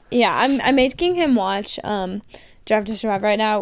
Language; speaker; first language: English; native; English